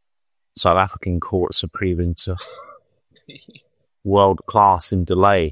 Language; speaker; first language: English; native; English